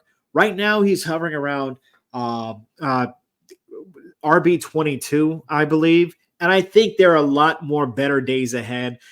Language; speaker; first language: English; native; English